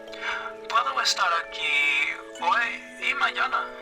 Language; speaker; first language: Spanish; non-native, learner; English